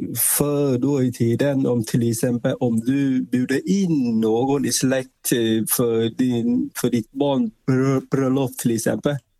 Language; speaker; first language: Swedish; non-native, fluent; Vietnamese